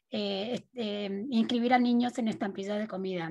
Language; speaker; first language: Spanish; native; Spanish